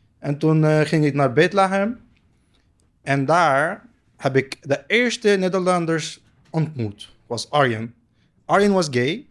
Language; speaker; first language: Dutch; non-native, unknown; Arabic